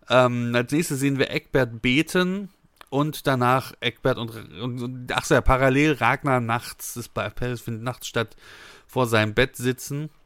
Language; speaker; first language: German; native; German